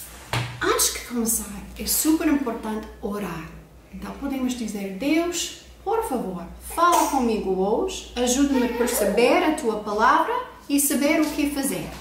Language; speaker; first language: Portuguese; non-native, fluent; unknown